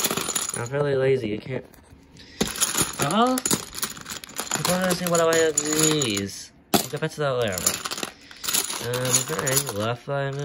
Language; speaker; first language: English; native; English